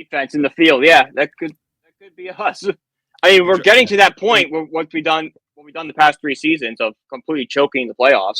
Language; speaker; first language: English; native; English